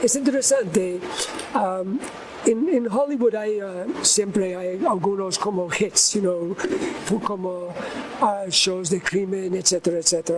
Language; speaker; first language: Spanish; non-native, learner; English